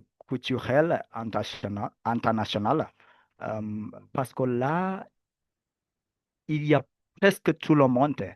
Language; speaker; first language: French; non-native, learner; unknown